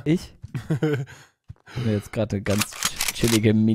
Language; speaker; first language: German; native; German